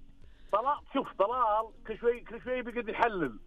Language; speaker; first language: Arabic; native; Arabic